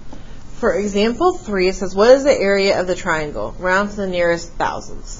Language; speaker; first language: English; native; English